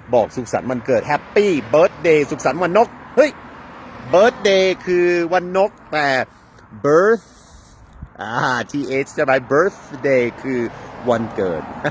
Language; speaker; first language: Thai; non-native, fluent; English